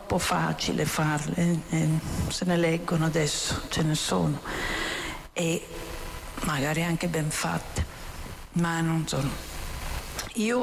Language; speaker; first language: Italian; native; Italian